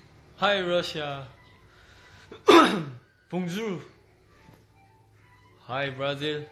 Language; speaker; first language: English; non-native, learner; Korean